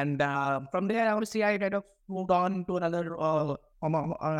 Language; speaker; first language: English; non-native, local second language; Hindi